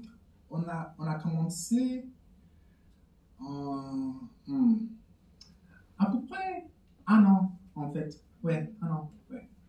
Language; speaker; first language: French; non-native, fluent; English